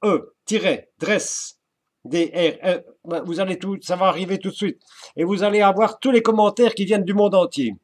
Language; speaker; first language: French; native; French